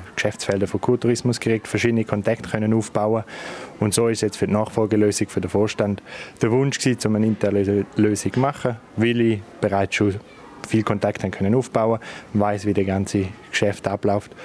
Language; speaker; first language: German; native; German